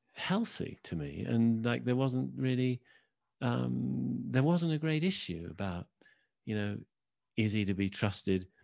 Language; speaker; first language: English; native; English